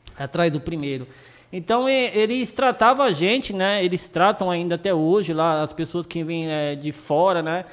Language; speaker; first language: Portuguese; early bilingual, other home language; Japanese